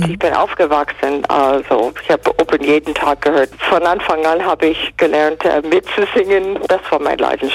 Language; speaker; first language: German; non-native, fluent; English